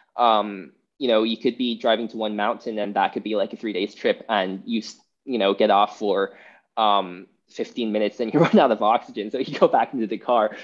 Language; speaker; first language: English; non-native, fluent; Chinese